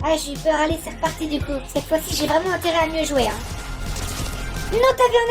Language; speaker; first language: French; native; French